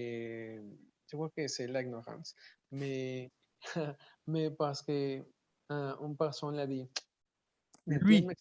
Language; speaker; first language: French; non-native, learner; Spanish